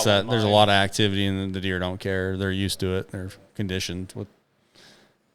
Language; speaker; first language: English; native; English